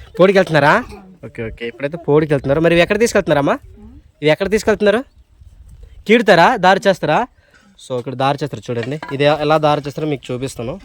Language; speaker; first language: Telugu; non-native, local second language; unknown